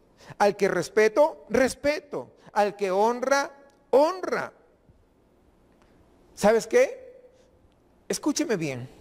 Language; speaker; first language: Spanish; native; Spanish